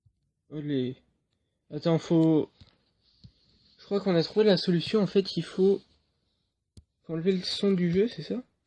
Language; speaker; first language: French; native; French